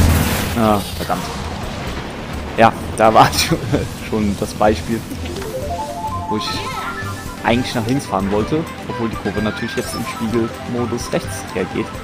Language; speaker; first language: German; native; German